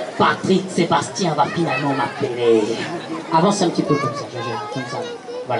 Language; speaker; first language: French; non-native, fluent; Portuguese